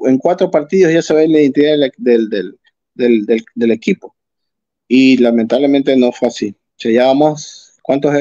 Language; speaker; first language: Spanish; native; Spanish